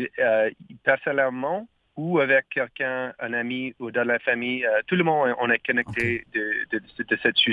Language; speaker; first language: French; non-native, learner; English